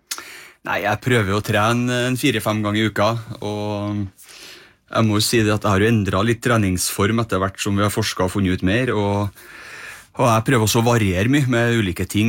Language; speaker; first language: Norwegian; native; Norwegian